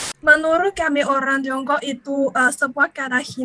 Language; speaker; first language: Indonesian; non-native, learner; Chinese